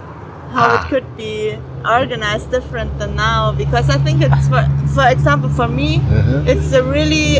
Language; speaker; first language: English; non-native, fluent; German